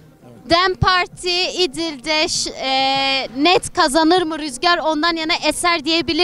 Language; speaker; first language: Turkish; native; Turkish